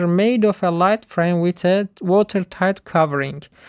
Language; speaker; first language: English; non-native, fluent; Turkish